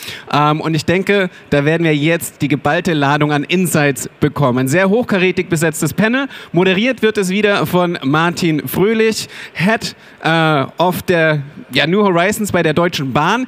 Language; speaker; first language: German; native; German